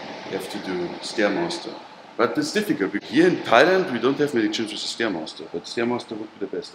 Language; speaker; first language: English; non-native, learner; German